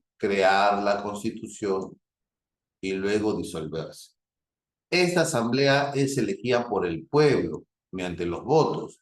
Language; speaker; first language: Spanish; native; Spanish